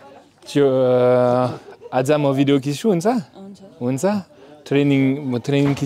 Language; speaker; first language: French; native; French